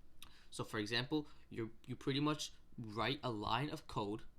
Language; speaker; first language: English; native; English